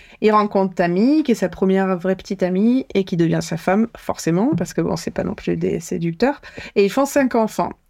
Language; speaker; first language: French; native; French